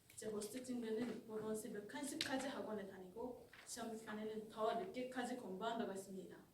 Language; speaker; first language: Korean; non-native, fluent; Japanese